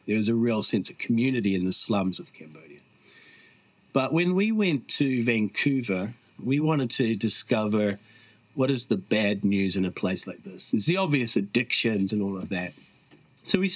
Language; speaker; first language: English; native; English